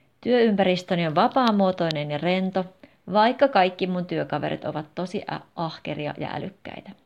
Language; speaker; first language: Finnish; non-native, fluent; English